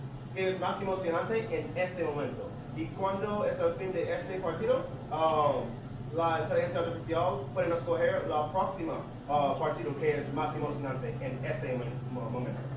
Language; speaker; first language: Spanish; non-native, learner; English